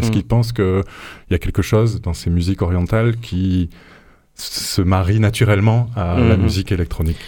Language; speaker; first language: French; native; French